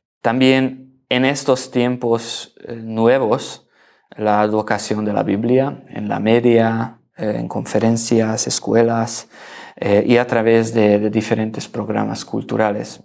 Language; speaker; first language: Spanish; non-native, learner; Hungarian